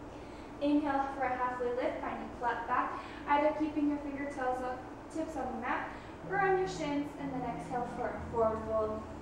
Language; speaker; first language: English; native; English